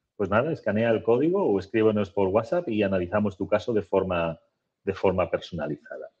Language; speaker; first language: Spanish; native; Spanish